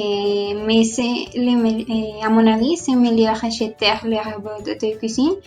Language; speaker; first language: French; non-native, learner; Spanish